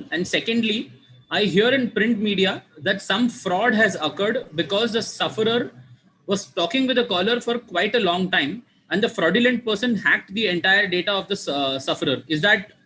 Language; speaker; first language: English; non-native, local second language; Marathi